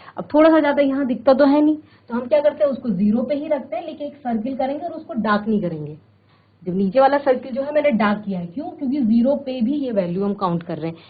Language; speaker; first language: Hindi; native; Hindi